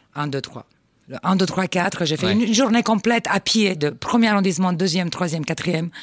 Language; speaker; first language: French; non-native, fluent; Romanian